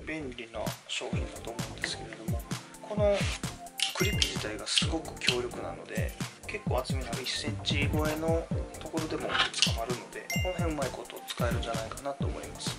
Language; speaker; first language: Japanese; native; Japanese